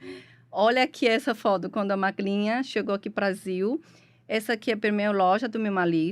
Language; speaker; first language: Portuguese; non-native, learner; Chinese